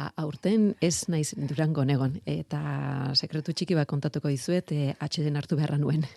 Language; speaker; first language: Basque; native; Basque